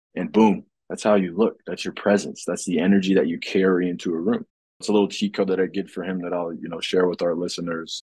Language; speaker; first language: English; native; English